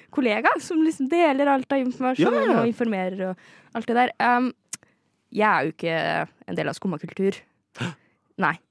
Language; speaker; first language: Norwegian; native; Norwegian